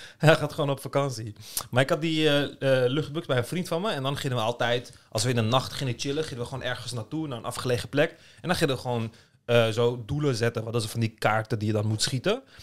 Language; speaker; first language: Dutch; early bilingual, other home language; Turkish